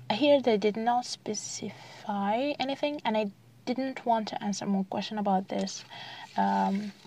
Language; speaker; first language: English; non-native, fluent; Arabic